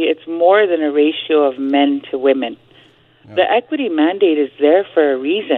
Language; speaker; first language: English; native; English